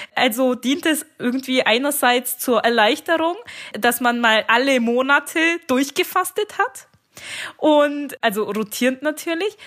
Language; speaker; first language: German; early bilingual, other home language; Turkish